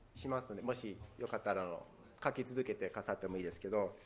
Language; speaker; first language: Japanese; non-native, fluent; English